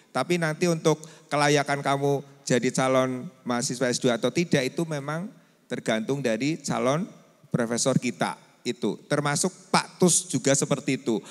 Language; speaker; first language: Indonesian; native; Indonesian